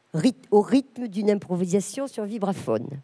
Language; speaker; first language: French; native; French